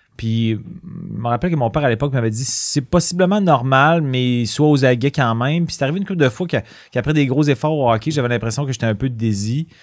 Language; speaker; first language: French; native; French